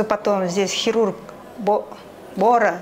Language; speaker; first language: Russian; non-native, local second language; Kazakh